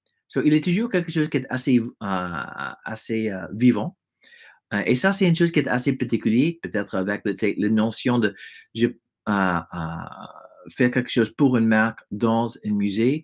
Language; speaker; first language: French; non-native, fluent; English